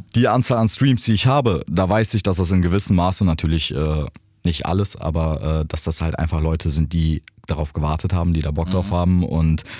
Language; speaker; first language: German; native; German